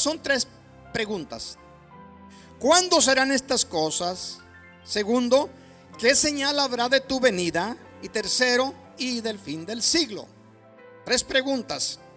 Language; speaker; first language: Spanish; native; Spanish